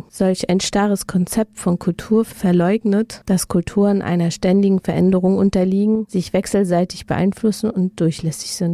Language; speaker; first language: German; native; German